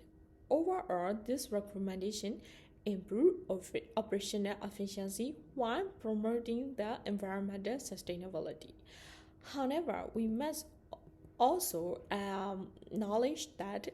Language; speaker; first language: English; non-native, learner; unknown